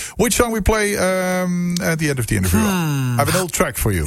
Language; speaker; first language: English; non-native, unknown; Dutch